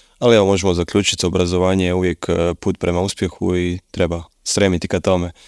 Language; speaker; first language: Croatian; native; Croatian